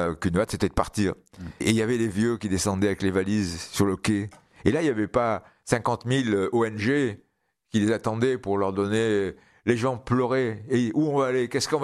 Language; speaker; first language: French; native; French